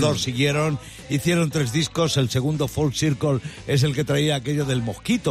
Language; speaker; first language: Spanish; native; Spanish